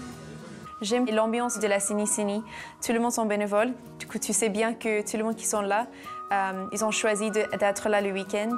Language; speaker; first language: French; non-native, learner; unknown